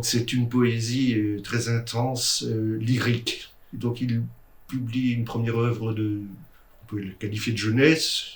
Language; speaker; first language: French; native; French